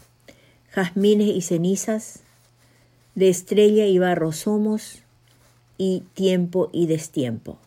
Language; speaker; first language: Spanish; native; Spanish